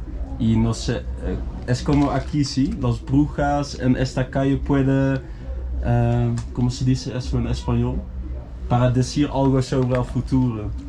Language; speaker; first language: Spanish; non-native, learner; Dutch